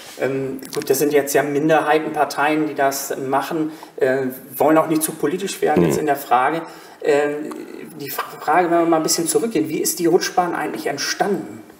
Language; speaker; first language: German; native; German